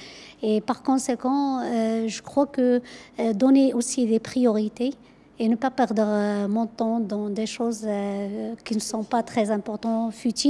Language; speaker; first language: French; non-native, local second language; Arabic